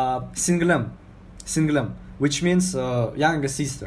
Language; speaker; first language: English; non-native, fluent; Uzbek